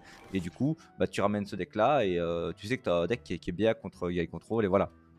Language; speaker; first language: French; native; French